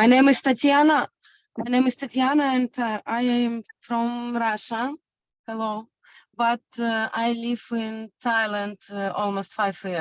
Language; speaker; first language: English; non-native, learner; Russian